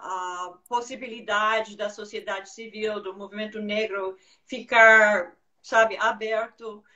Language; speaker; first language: Portuguese; non-native, fluent; English